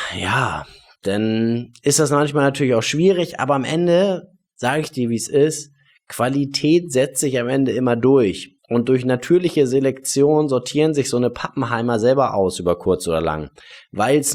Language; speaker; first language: German; native; German